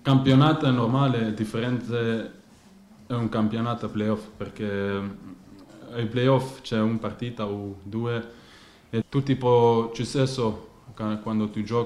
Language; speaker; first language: Italian; non-native, learner; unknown